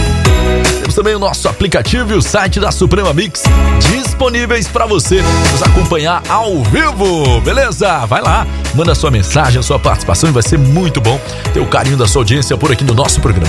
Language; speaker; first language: Portuguese; native; Portuguese